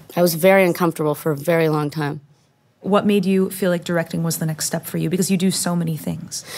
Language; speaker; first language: English; non-native, fluent; Italian